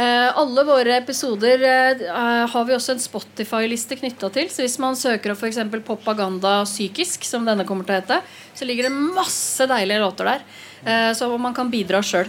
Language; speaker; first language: Norwegian; native; Norwegian